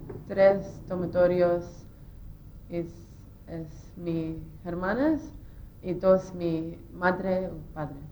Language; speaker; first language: Spanish; non-native, learner; English